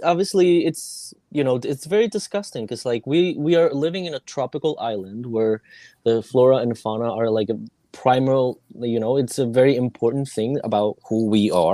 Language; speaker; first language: English; non-native, fluent; Spanish